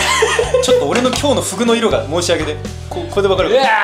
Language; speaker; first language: Japanese; native; Japanese